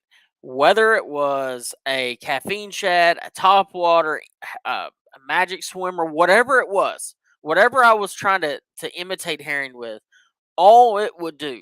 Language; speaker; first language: English; native; English